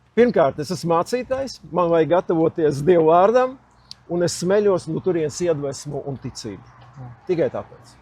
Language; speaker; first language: Latvian; native; Latvian